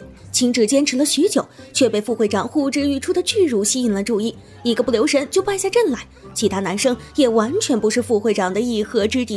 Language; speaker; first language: Chinese; native; Chinese